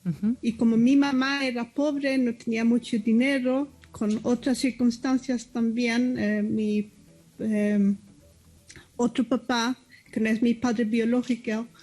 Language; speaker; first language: Spanish; early bilingual, heritage; Spanish